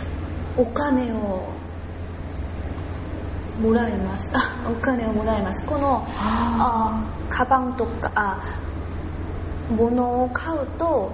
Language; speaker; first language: Japanese; non-native, learner; Korean